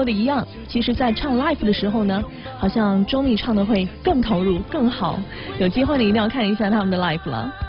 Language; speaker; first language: Chinese; native; Chinese